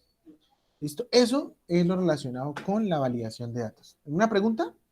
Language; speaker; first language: Spanish; native; Spanish